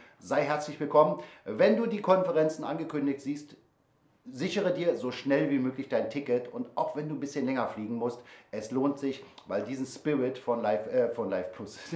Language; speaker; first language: German; native; German